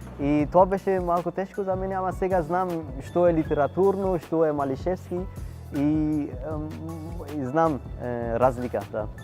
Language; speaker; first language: Macedonian; non-native, learner; Urdu